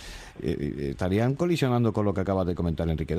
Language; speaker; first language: Spanish; native; Spanish